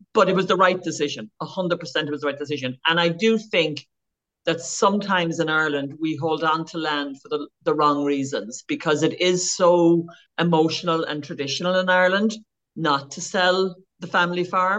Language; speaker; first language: English; native; English